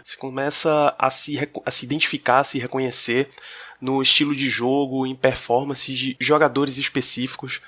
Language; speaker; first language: Portuguese; native; Portuguese